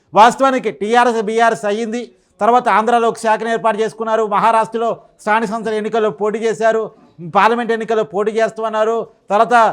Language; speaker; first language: Telugu; native; Telugu